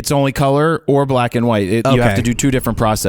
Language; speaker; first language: English; native; English